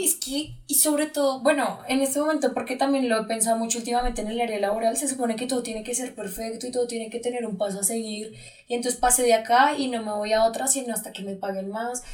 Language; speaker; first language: Spanish; native; Spanish